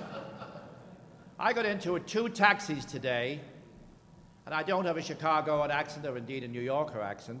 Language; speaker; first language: English; native; English